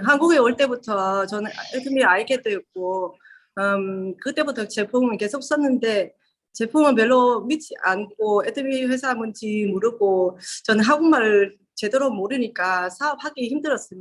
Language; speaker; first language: Korean; non-native, learner; Vietnamese